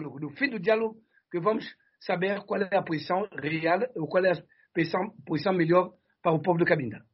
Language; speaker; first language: Portuguese; non-native, fluent; Kongo